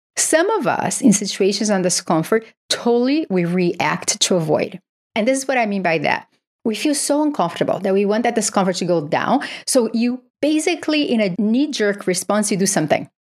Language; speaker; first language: English; non-native, fluent; Portuguese